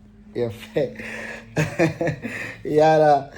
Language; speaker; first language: Hebrew; native; Hebrew